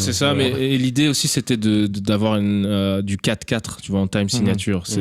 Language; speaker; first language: French; native; French